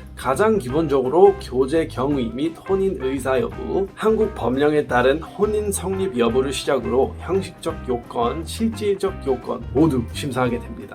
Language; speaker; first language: Korean; non-native, fluent; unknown